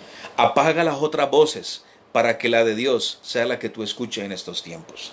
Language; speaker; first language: Spanish; native; Spanish